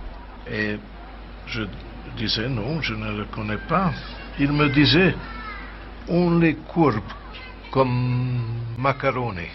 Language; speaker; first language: French; non-native, fluent; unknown